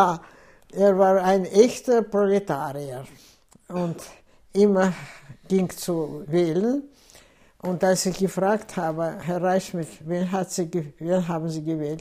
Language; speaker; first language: German; non-native, fluent; Russian